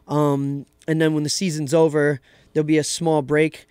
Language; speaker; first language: English; native; English